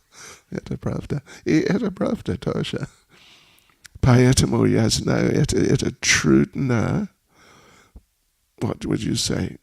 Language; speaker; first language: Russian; non-native, learner; English